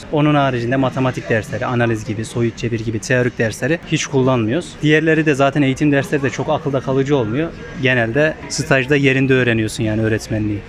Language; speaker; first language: Turkish; native; Turkish